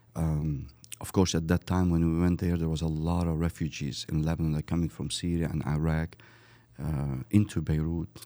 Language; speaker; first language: English; early bilingual, other home language; Arabic